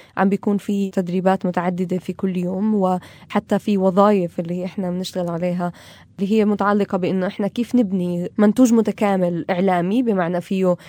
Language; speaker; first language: Arabic; native; Arabic